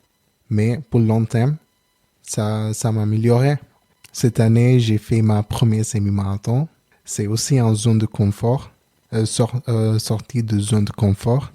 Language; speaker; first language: French; non-native, learner; Telugu